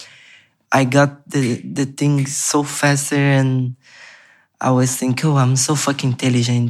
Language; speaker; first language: English; non-native, learner; Portuguese